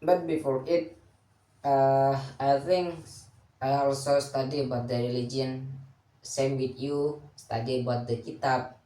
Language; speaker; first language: English; non-native, learner; Indonesian